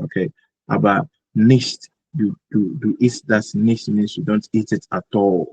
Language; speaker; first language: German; non-native, learner; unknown